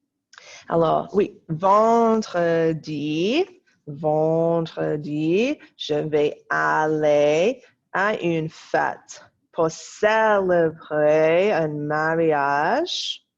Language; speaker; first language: French; non-native, fluent; English